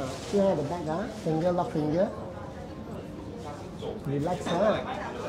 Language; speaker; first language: English; non-native, local second language; Chinese